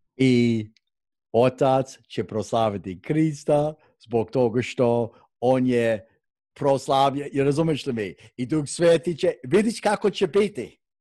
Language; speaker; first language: Croatian; non-native, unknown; English